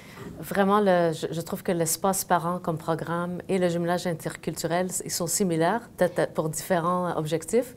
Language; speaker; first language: French; native; French